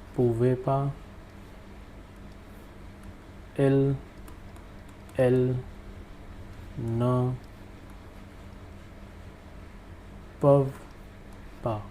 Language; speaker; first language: French; non-native, fluent; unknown